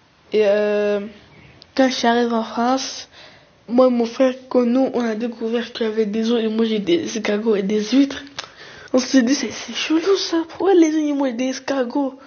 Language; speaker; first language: French; early bilingual, other home language; Arabic